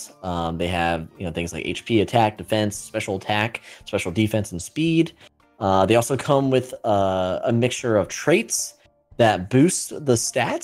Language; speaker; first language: English; native; English